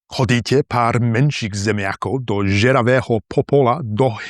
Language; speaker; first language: Slovak; non-native, learner; English